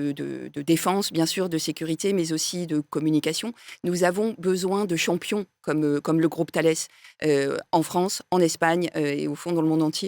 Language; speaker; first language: French; native; French